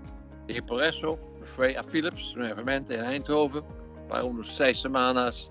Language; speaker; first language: Spanish; non-native, fluent; Dutch